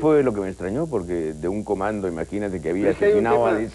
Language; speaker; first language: Spanish; native; Spanish